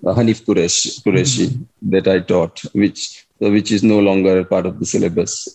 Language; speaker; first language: English; non-native, local second language; Hindi